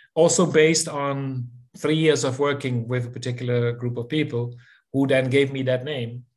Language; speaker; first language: English; non-native, fluent; Dutch